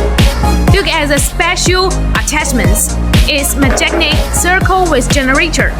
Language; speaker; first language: English; non-native, learner; Chinese